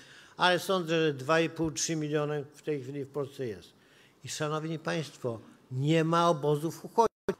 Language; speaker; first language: Polish; native; Polish